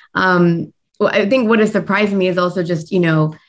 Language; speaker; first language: English; native; English